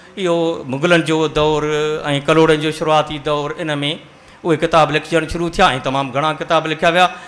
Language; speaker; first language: Sindhi; native; Sindhi